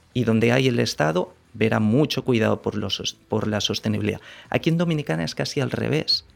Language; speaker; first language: Spanish; native; Spanish